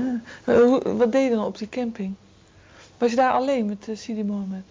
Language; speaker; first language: Dutch; native; Dutch